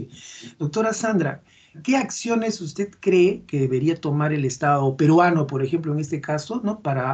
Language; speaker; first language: Spanish; native; Spanish